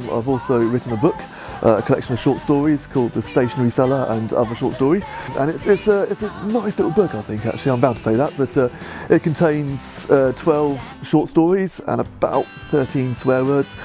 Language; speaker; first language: English; native; English